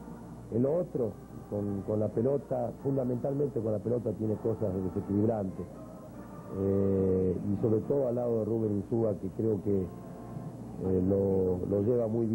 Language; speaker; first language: Spanish; native; Spanish